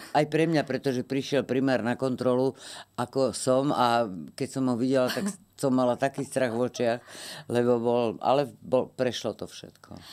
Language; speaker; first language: Slovak; native; Slovak